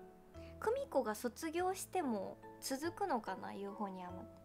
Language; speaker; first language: Japanese; native; Japanese